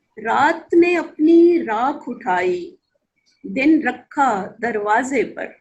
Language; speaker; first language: Urdu; non-native, local second language; Punjabi